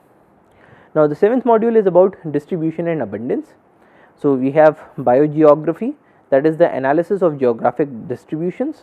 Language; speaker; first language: English; non-native, local second language; Hindi